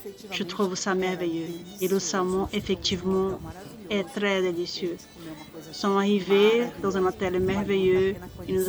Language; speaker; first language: French; non-native, fluent; Portuguese